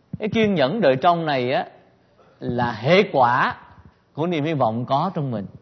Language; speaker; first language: Vietnamese; native; Vietnamese